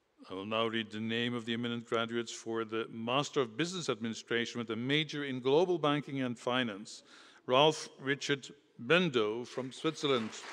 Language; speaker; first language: English; non-native, fluent; Dutch